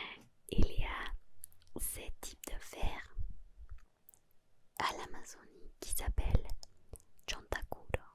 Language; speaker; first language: French; non-native, learner; Spanish